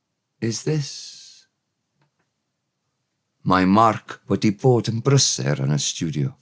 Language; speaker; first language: Welsh; non-native, learner; English